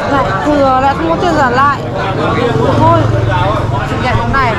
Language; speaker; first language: Vietnamese; native; Vietnamese